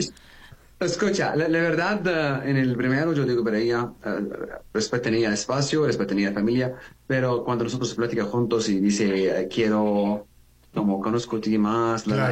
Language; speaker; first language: Spanish; non-native, learner; Arabic